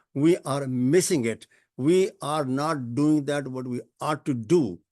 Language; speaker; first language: English; non-native, local second language; Punjabi